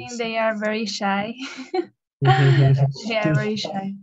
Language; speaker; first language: English; non-native, learner; Spanish